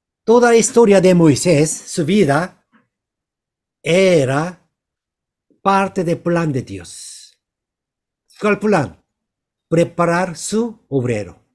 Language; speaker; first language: Spanish; non-native, learner; Korean